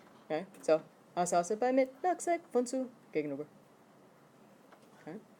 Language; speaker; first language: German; non-native, fluent; English